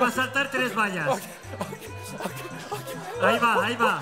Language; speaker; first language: Spanish; native; Spanish